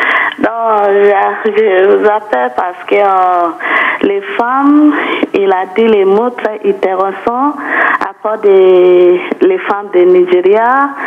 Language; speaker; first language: French; non-native, learner; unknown